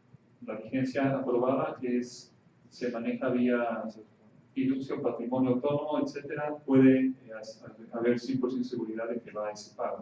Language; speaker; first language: Spanish; native; Spanish